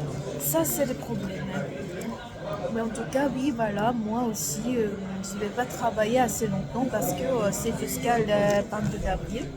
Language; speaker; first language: French; non-native, learner; Korean